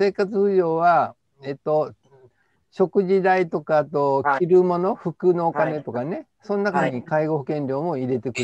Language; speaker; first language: Japanese; native; Japanese